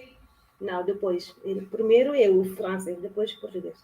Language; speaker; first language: Portuguese; non-native, learner; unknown